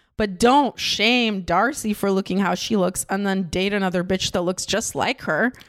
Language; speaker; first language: English; non-native, fluent; Russian